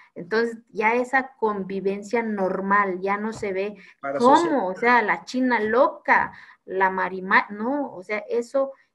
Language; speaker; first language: Spanish; non-native, local second language; Zapotec